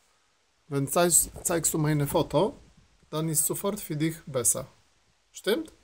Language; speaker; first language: German; non-native, learner; Polish